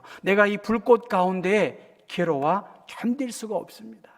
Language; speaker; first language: Korean; native; Korean